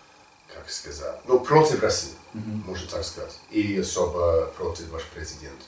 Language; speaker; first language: Russian; non-native, learner; English